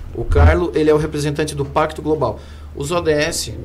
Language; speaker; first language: Portuguese; non-native, fluent; German